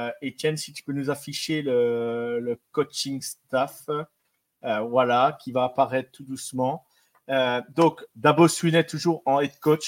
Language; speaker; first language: French; native; French